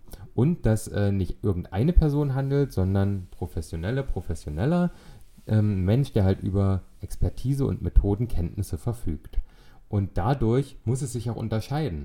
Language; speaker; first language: German; native; German